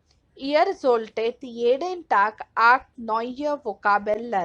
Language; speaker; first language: German; non-native, fluent; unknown